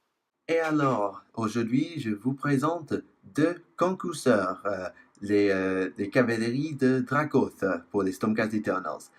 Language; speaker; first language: French; non-native, fluent; English